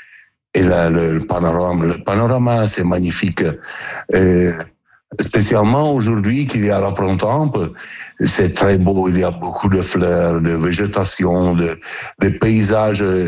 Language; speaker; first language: French; non-native, learner; Italian